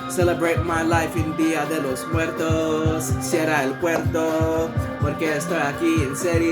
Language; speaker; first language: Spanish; early bilingual, heritage; English